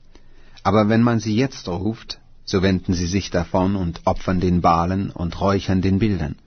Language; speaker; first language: German; native; German